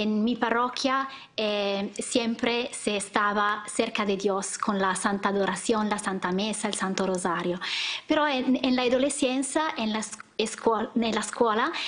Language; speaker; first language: Spanish; non-native, learner; Italian